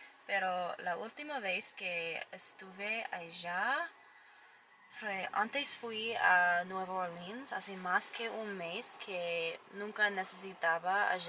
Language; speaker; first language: Spanish; non-native, learner; English